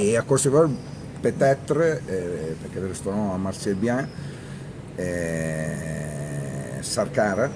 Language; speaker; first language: French; non-native, learner; Italian